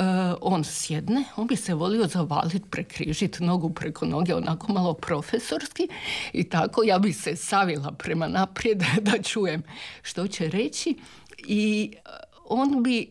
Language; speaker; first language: Serbian; native; Serbian